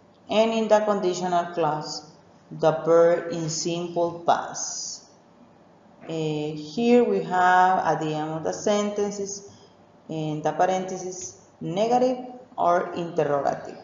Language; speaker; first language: English; non-native, fluent; Spanish